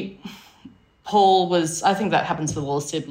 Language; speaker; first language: English; native; English